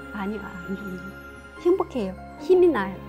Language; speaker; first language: Korean; non-native, learner; Chinese